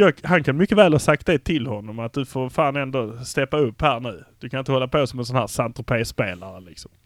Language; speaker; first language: Swedish; native; Swedish